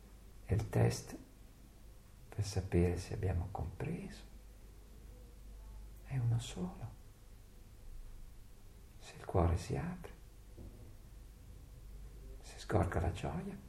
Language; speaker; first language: Italian; native; Italian